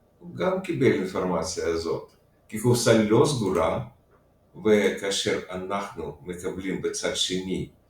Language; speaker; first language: Hebrew; non-native, fluent; Russian